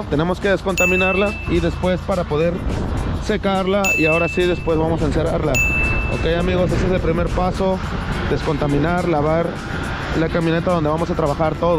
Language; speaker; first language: Spanish; native; Spanish